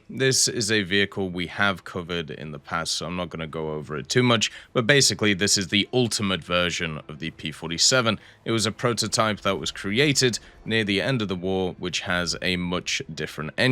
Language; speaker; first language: English; native; English